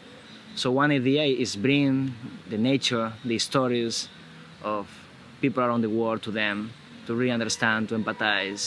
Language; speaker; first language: English; non-native, fluent; Spanish